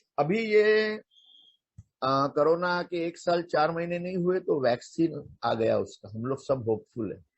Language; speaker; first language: Hindi; non-native, local second language; Marathi